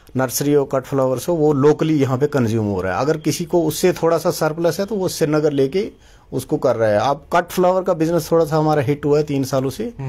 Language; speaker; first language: Hindi; non-native, local second language; Kashmiri